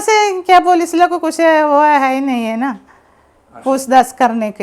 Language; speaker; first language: Hindi; non-native, local second language; Malayalam